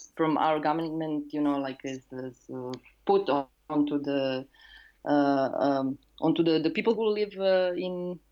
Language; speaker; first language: English; non-native, fluent; Serbian